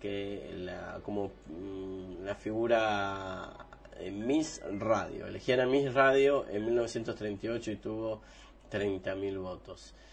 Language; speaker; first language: Spanish; native; Spanish